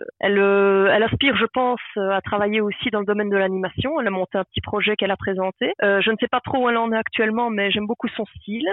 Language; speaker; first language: French; native; French